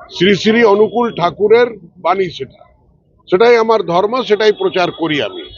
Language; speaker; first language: Bangla; early bilingual, other home language; Punjabi